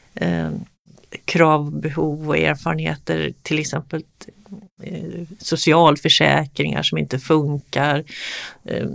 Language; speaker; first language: Swedish; native; Swedish